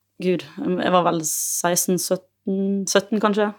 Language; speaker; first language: Norwegian; native; Norwegian